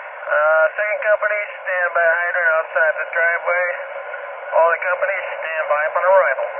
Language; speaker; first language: English; native; English